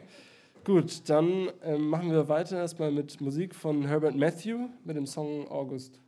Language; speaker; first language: German; native; German